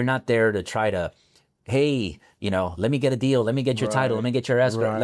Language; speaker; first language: English; native; English